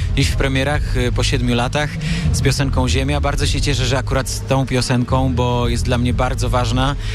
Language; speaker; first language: Polish; early bilingual, other home language; Armenian